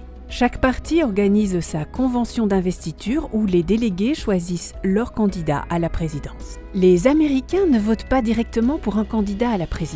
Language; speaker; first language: French; native; French